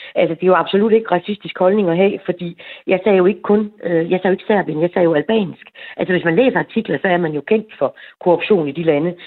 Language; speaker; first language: Danish; native; Danish